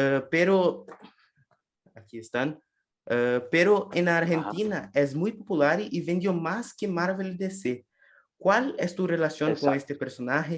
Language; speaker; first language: Spanish; non-native, learner; Portuguese